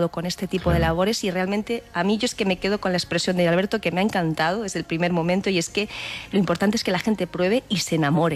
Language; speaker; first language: Spanish; native; Spanish